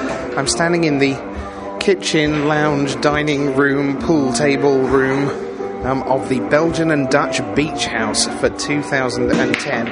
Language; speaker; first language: English; native; English